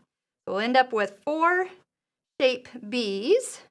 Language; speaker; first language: English; native; English